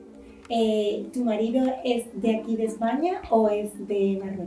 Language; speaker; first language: Spanish; native; Spanish